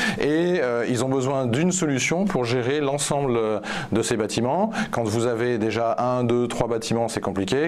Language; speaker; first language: French; native; French